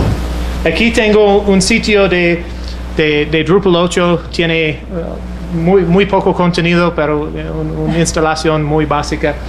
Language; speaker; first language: Spanish; non-native, fluent; English